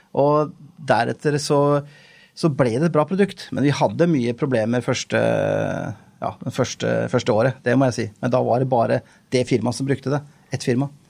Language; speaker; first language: Norwegian; native; Norwegian